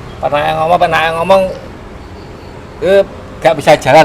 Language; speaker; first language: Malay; non-native, local second language; Javanese